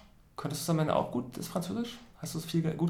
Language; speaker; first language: German; native; German